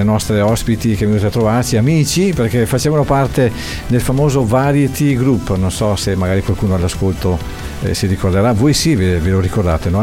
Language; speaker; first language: Italian; native; Italian